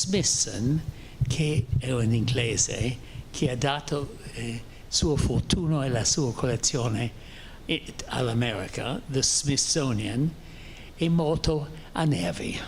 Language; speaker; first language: Italian; non-native, fluent; English